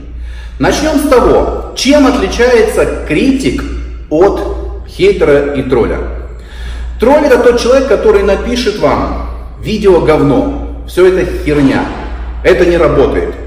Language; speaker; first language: Russian; native; Russian